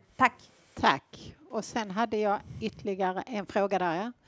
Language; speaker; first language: Swedish; native; Swedish